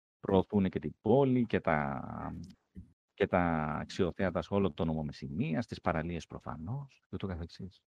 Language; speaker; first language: Greek; native; Greek